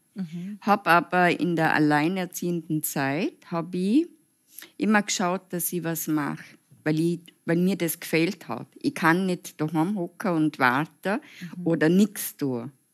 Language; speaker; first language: German; non-native, fluent; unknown